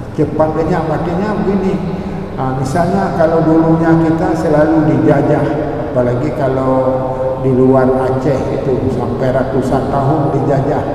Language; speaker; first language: Malay; non-native, local second language; Achinese